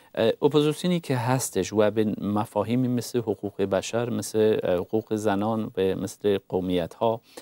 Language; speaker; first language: Persian; non-native, local second language; Kurdish